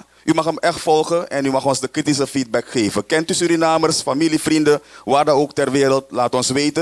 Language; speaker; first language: Dutch; native; Dutch